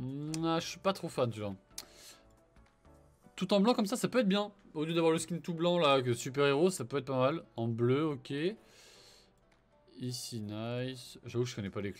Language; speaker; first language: French; native; French